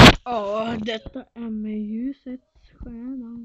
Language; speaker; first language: Swedish; early bilingual, other home language; French